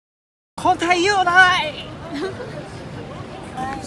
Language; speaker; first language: Thai; non-native, fluent; Japanese